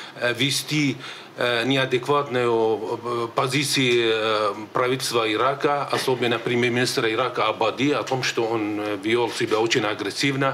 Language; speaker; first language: Russian; native; Russian